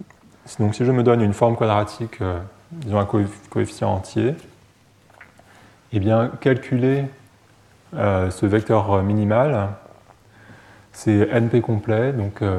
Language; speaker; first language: French; native; French